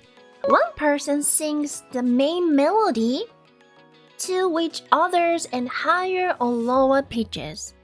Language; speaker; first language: English; non-native, learner; Japanese